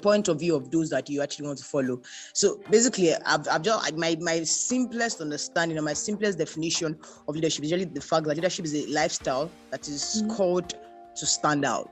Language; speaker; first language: English; non-native, local second language; Yoruba